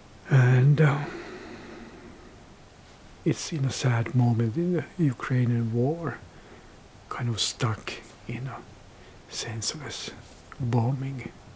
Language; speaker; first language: English; non-native, fluent; Finnish